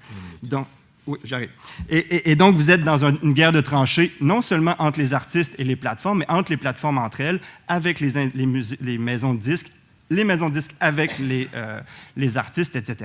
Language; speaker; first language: French; native; French